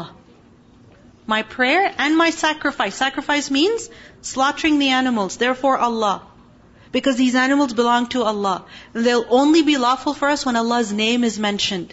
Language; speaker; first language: English; non-native, local second language; Urdu